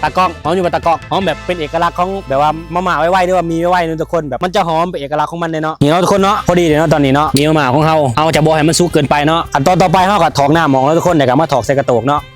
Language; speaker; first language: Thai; non-native, local second language; Northeastern Thai